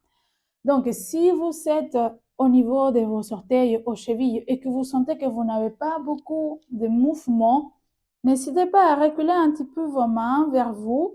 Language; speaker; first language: French; native; French